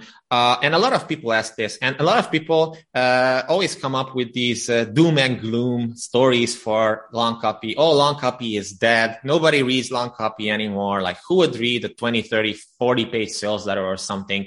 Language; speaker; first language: English; non-native, fluent; Romanian